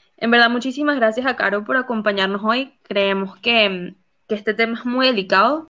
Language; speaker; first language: Spanish; early bilingual, heritage; Spanish